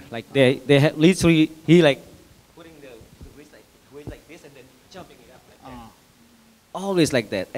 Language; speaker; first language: English; non-native, fluent; Indonesian